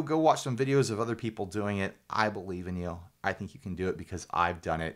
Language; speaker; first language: English; native; English